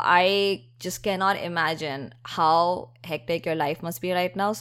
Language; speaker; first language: English; non-native, local second language; Hindi